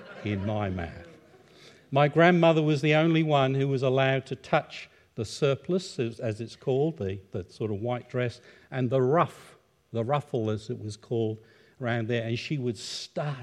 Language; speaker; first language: English; native; English